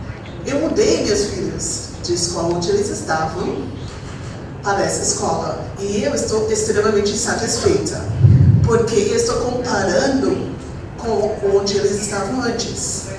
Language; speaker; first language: Portuguese; non-native, fluent; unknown